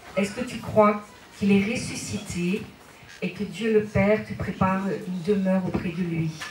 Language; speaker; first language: French; native; French